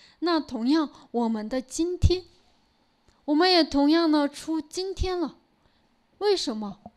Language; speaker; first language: Chinese; non-native, local second language; Korean